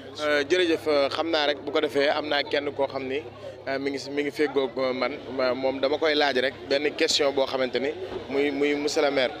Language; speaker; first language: Wolof; native; Wolof